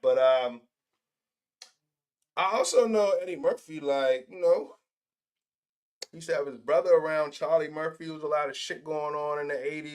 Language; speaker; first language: English; native; English